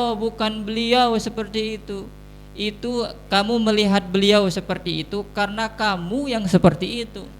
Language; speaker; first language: Indonesian; non-native, local second language; Sasak